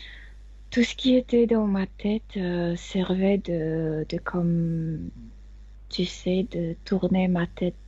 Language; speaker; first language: French; non-native, fluent; Spanish